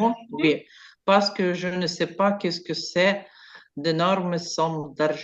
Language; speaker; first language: French; non-native, learner; Ukrainian